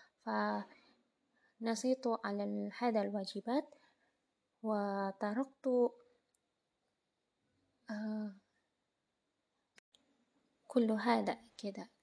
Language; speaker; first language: Arabic; non-native, learner; Indonesian